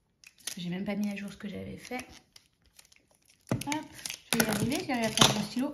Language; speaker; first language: French; native; French